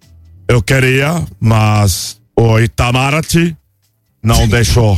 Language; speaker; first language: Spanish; non-native, fluent; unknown